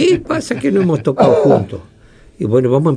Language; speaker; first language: Spanish; native; Spanish